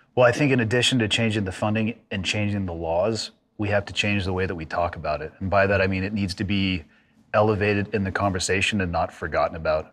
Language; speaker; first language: English; native; English